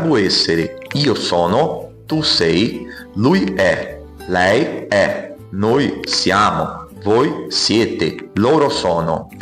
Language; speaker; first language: Italian; non-native, fluent; Portuguese